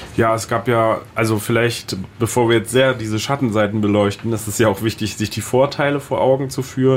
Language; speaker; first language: German; native; German